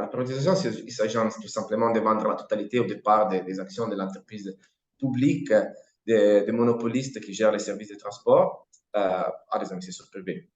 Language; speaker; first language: French; non-native, fluent; Italian